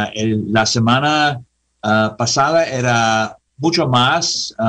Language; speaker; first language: Spanish; non-native, learner; English